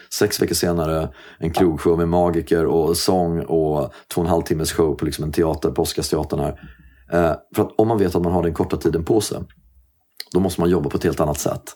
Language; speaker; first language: Swedish; native; Swedish